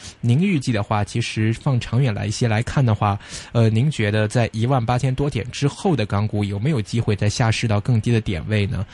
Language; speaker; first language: Chinese; non-native, local second language; Cantonese